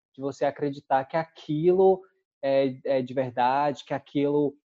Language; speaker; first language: Portuguese; native; Portuguese